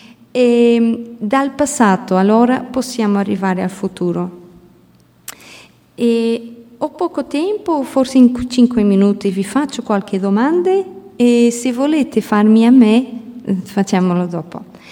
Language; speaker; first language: Italian; non-native, fluent; Portuguese